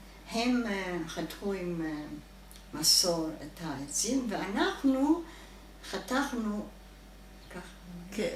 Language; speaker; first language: Hebrew; non-native, fluent; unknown